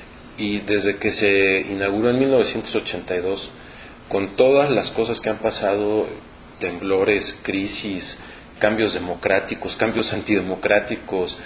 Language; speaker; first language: Spanish; native; Spanish